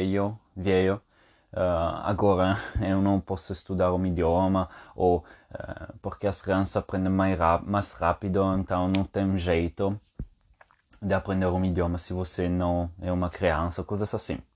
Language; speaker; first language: Portuguese; non-native, fluent; Italian